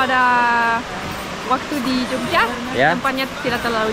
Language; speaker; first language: Indonesian; non-native, fluent; English